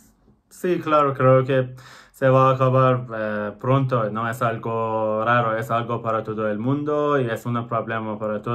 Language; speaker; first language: Spanish; non-native, fluent; Persian